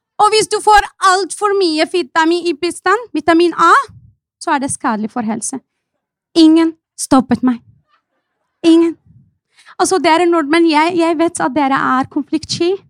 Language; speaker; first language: Norwegian; non-native, fluent; Arabic